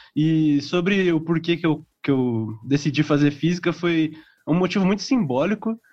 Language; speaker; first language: Portuguese; native; Portuguese